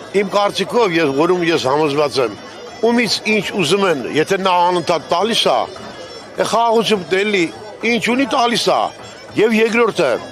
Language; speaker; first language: Armenian; native; Armenian